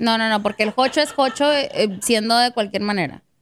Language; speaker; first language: Spanish; early bilingual, heritage; Spanish